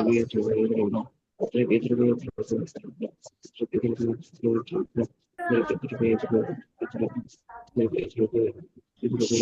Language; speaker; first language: Arabic; non-native, learner; Bangla